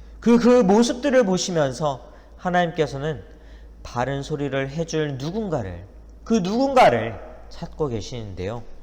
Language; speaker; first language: Korean; native; Korean